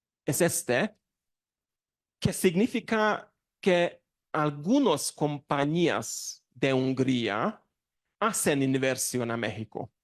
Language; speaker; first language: Spanish; non-native, learner; Hungarian